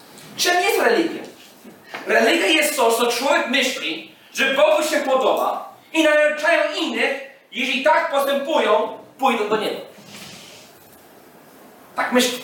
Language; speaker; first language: Polish; non-native, fluent; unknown